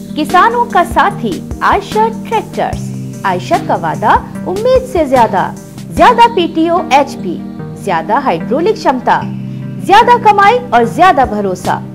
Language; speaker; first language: Hindi; native; Hindi